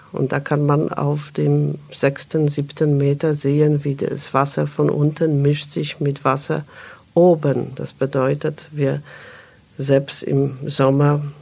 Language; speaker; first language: German; non-native, fluent; Polish